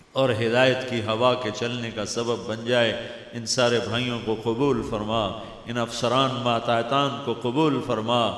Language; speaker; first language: Urdu; non-native, local second language; Punjabi